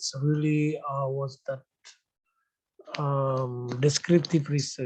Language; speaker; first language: English; non-native, fluent; Indonesian